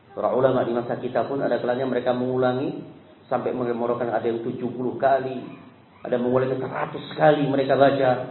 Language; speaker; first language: Indonesian; native; Indonesian